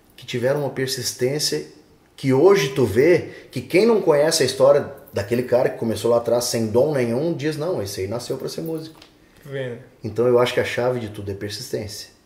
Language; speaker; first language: Portuguese; native; Portuguese